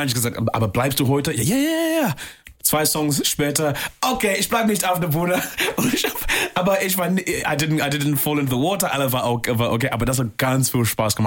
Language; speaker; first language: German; non-native, fluent; English